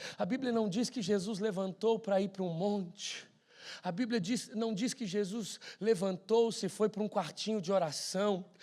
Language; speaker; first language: Portuguese; native; Portuguese